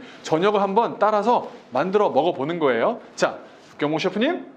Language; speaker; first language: Korean; native; Korean